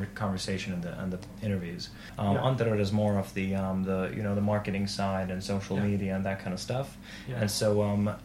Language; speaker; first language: English; non-native, fluent; Finnish